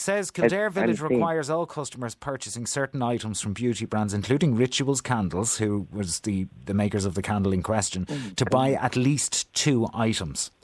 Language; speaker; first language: English; native; English